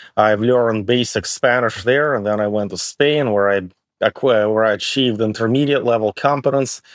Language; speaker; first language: English; early bilingual, other home language; Russian